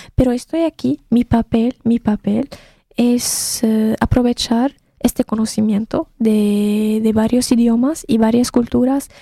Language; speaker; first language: Spanish; non-native, fluent; Arabic